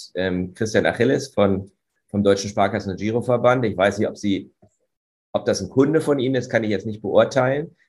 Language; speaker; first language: German; native; German